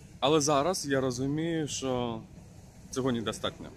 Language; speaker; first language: Ukrainian; non-native, local second language; Russian